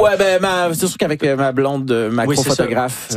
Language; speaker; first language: French; native; French